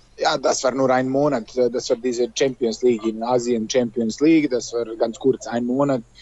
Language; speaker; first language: German; non-native, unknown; Serbian